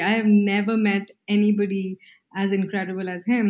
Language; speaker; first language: English; non-native, local second language; Kannada